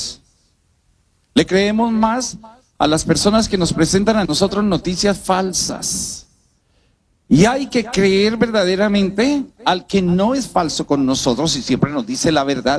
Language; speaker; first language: Spanish; native; Spanish